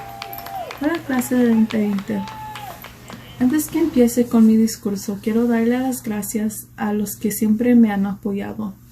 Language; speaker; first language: Spanish; early bilingual, heritage; Spanish